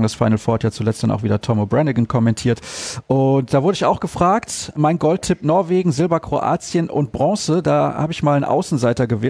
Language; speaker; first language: German; native; German